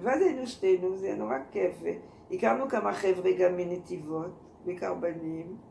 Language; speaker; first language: Hebrew; non-native, fluent; French